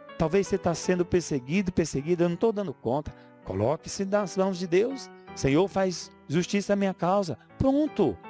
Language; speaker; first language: Portuguese; native; Portuguese